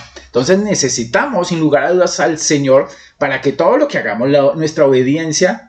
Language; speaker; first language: Spanish; native; Spanish